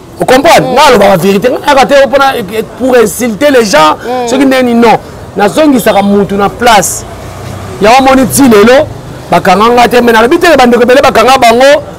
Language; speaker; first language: Lingala; non-native, local second language; Luba-Lulua